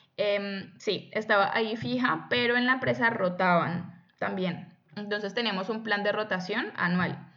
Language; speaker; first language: Spanish; native; Spanish